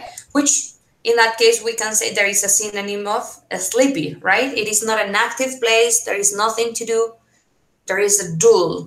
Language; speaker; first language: English; non-native, fluent; Spanish